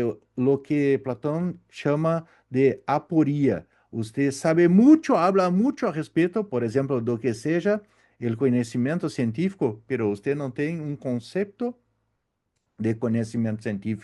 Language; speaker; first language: Spanish; non-native, learner; Portuguese